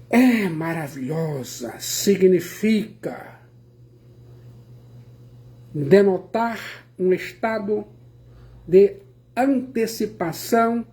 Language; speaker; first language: Portuguese; native; Portuguese